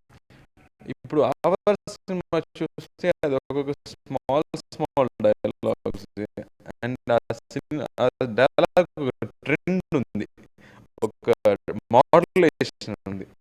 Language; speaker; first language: Telugu; non-native, learner; Tamil